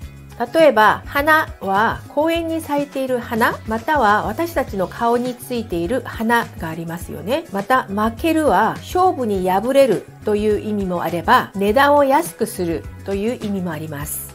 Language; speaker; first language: Japanese; non-native, fluent; Korean